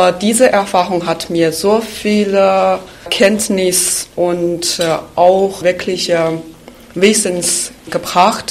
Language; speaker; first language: German; non-native, fluent; Chinese